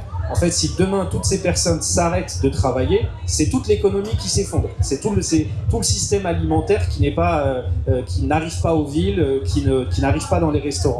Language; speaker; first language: French; native; French